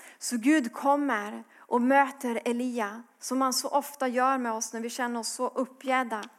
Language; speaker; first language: Swedish; native; Swedish